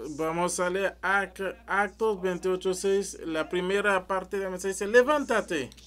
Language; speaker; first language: Spanish; non-native, learner; French